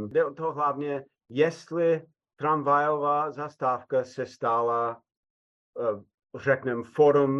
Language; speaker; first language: Czech; non-native, fluent; English